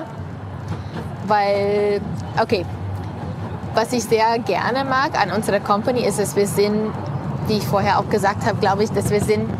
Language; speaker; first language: German; non-native, fluent; English